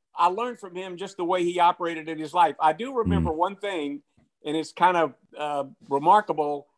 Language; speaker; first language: English; native; English